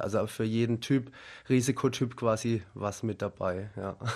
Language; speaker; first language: German; native; German